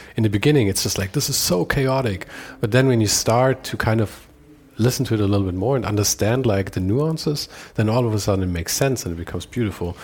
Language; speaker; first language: English; non-native, fluent; German